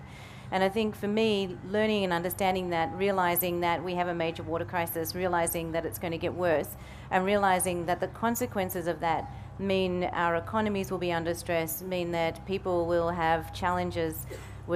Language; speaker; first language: English; native; English